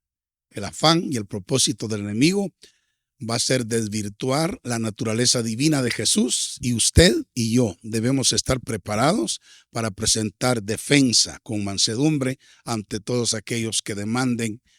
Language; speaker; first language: Spanish; native; Spanish